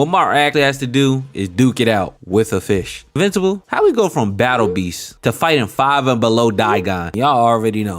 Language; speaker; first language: English; native; English